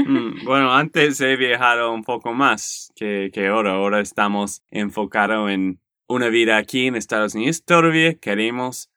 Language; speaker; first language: Spanish; non-native, learner; English